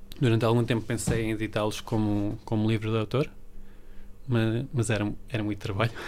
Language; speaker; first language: Portuguese; early bilingual, other home language; Spanish